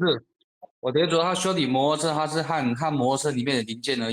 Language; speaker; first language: Chinese; native; Chinese